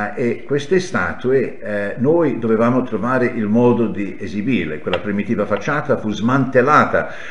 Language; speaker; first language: Italian; non-native, fluent; English